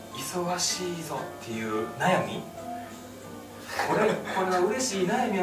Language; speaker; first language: Japanese; native; Japanese